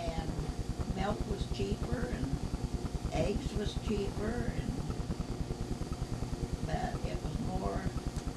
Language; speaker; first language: English; native; English